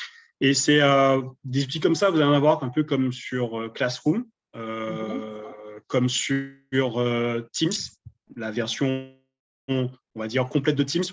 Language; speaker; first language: French; native; French